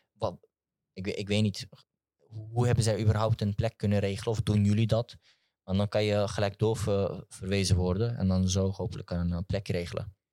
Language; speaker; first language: Dutch; early bilingual, other home language; Turkish